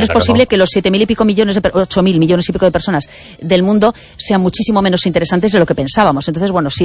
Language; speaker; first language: Spanish; native; Spanish